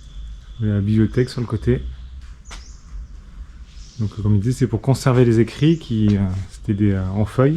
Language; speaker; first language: French; native; French